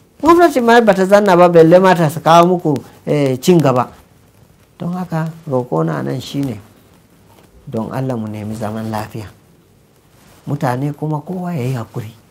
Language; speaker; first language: Hausa; non-native, local second language; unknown